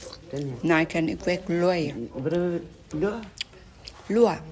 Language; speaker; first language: Danish; non-native, learner; Thai